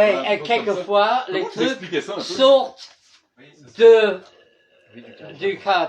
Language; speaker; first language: French; non-native, fluent; English